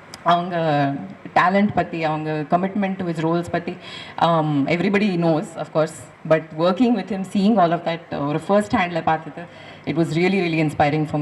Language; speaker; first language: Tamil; non-native, learner; Kannada